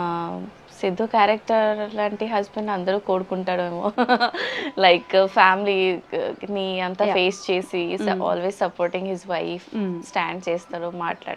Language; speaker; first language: Telugu; non-native, learner; Bangla